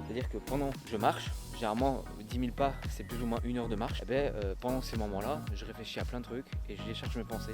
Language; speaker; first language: French; native; French